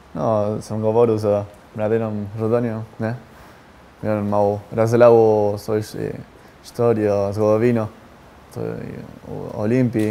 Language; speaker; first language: Slovenian; early bilingual, heritage; Spanish